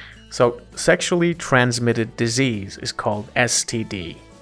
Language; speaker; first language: English; non-native, fluent; Persian